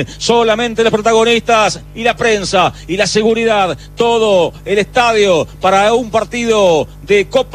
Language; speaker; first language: Spanish; native; Spanish